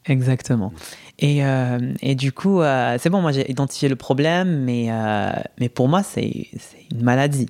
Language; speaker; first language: French; non-native, local second language; Arabic